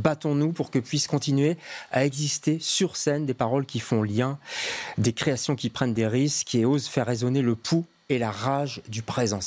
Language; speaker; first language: French; native; French